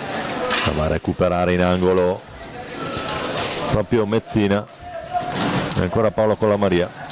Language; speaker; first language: Italian; native; Italian